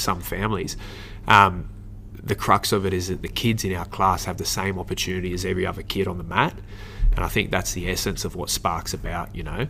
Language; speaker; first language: English; native; English